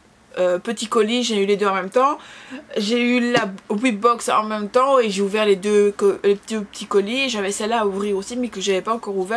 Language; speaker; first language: French; native; French